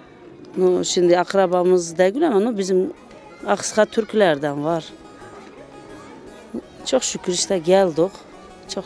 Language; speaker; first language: Turkish; early bilingual, heritage; Turkish